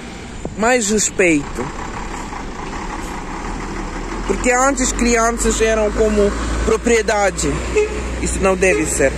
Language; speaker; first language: Portuguese; non-native, learner; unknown